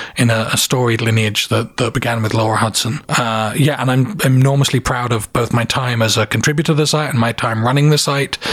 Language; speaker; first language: English; native; English